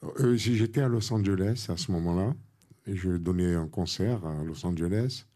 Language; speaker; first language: French; non-native, local second language; Arabic